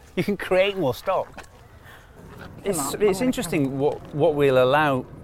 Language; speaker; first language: English; native; English